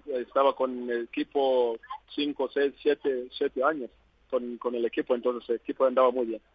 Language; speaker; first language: Spanish; non-native, learner; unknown